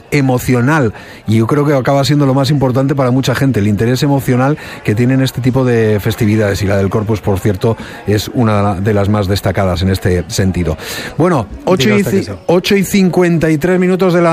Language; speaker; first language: Spanish; native; Spanish